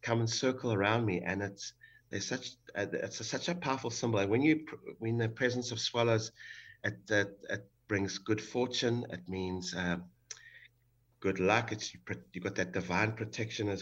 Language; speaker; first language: English; native; English